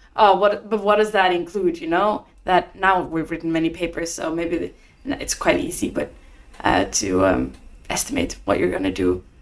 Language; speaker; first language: English; non-native, fluent; Norwegian